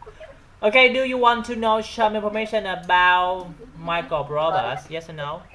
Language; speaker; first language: English; non-native, learner; Vietnamese